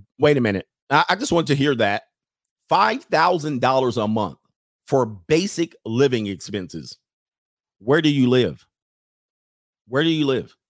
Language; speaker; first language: English; native; English